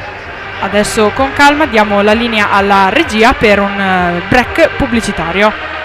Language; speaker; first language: Italian; native; Italian